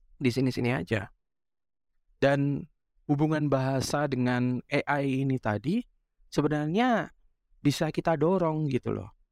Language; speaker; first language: Indonesian; non-native, local second language; Javanese